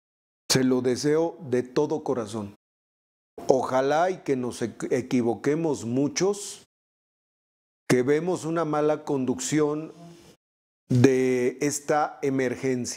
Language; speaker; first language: Spanish; native; Spanish